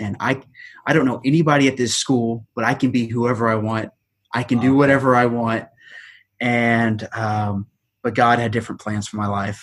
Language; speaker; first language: English; native; English